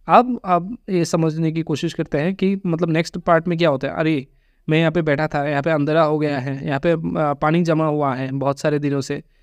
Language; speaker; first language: Hindi; non-native, local second language; Bangla